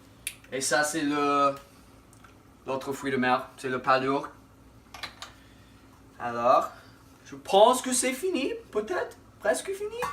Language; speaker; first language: French; non-native, learner; English